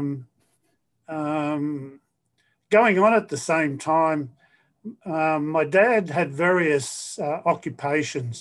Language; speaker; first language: English; native; English